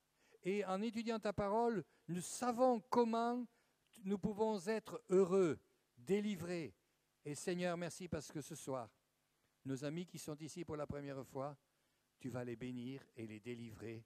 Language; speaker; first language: French; native; French